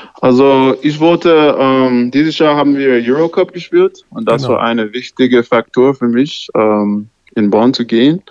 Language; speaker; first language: German; non-native, learner; English